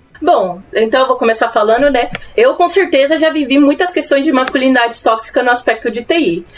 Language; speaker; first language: Portuguese; early bilingual, other home language; Spanish